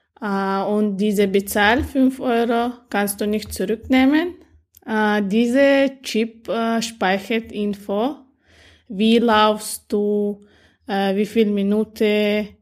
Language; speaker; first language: German; non-native, learner; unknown